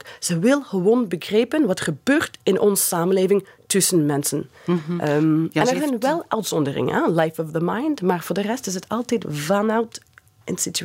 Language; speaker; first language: Dutch; non-native, fluent; English